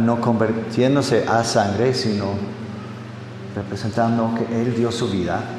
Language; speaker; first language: Spanish; non-native, fluent; English